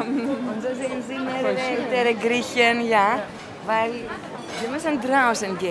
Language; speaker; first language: German; non-native, fluent; Greek